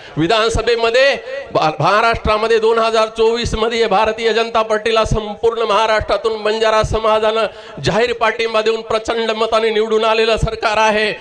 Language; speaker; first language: Marathi; non-native, local second language; Lambadi